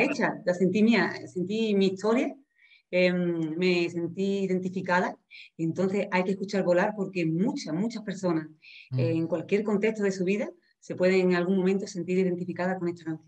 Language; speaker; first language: Spanish; native; Spanish